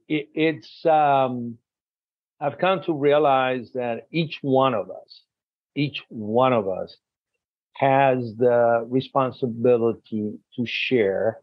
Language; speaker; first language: English; non-native, fluent; Spanish